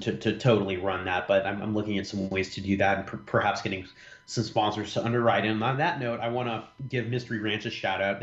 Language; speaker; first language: English; native; English